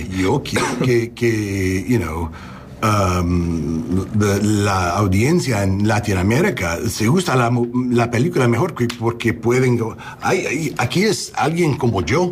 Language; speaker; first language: Spanish; non-native, learner; English